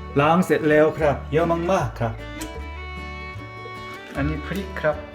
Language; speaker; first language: Thai; non-native, learner; Korean